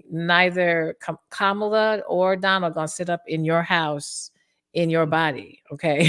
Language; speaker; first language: English; native; English